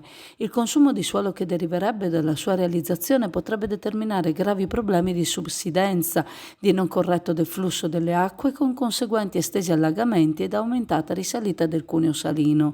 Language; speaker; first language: Italian; native; Italian